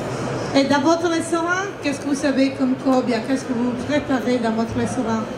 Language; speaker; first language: French; non-native, fluent; Italian